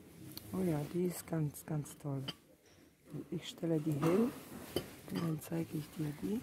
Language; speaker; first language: German; non-native, fluent; Russian